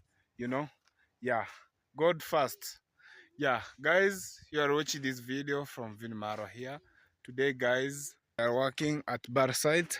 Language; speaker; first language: English; non-native, learner; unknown